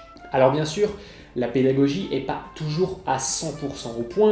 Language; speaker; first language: French; native; French